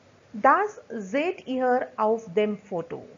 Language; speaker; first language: German; non-native, fluent; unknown